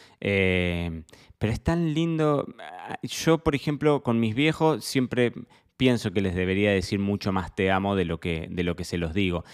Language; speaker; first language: Spanish; native; Spanish